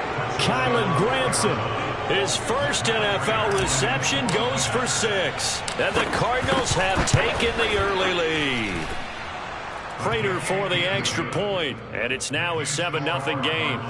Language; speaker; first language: English; native; English